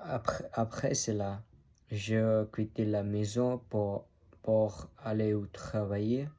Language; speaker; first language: French; non-native, learner; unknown